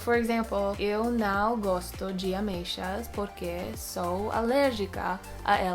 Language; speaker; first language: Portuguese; non-native, learner; Swedish